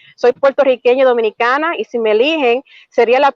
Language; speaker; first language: Spanish; early bilingual, heritage; Spanish